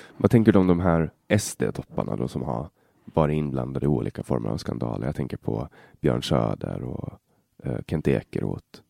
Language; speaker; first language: Swedish; native; Swedish